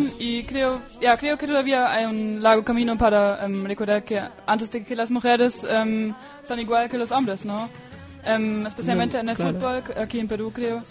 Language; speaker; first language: Spanish; non-native, fluent; German